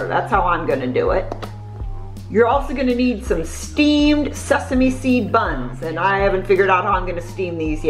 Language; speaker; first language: English; native; English